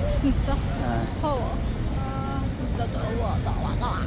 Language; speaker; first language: Korean; non-native, learner; Spanish